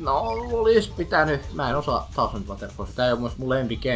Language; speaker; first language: Finnish; native; Finnish